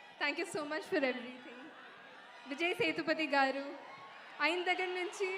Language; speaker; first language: Telugu; non-native, local second language; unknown